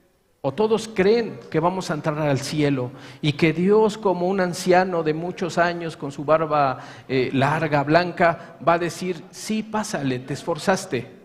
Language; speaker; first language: Spanish; native; Spanish